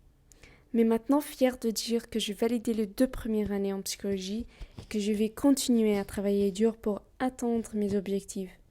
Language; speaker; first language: French; non-native, learner; Arabic